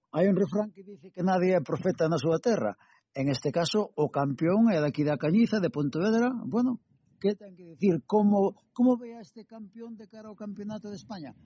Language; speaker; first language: Galician; native; Galician